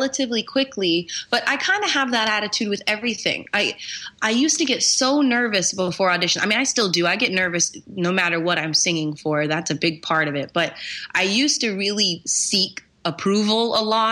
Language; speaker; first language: English; native; English